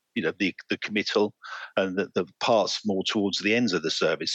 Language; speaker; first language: English; native; English